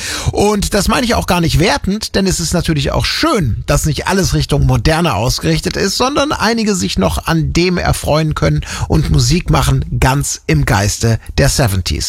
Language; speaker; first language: German; native; German